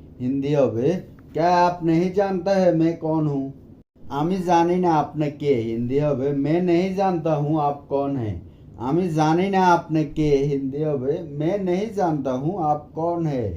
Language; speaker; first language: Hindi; non-native, learner; Bangla